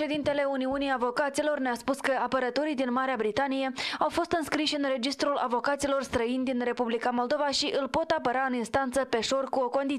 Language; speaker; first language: Romanian; native; Romanian